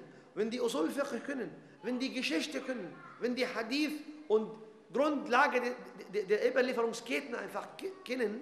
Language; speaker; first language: German; non-native, fluent; Arabic